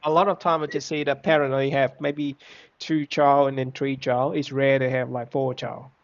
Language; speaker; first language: English; non-native, fluent; Vietnamese